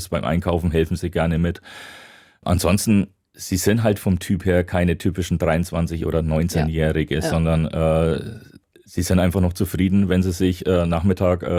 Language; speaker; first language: German; native; German